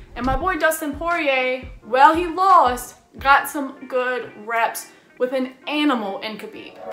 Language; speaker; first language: English; native; English